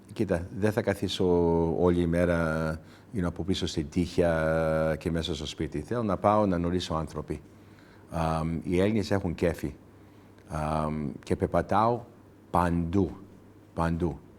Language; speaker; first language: Greek; early bilingual, heritage; English